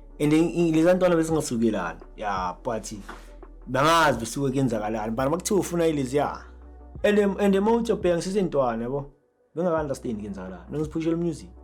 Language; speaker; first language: Zulu; native; Zulu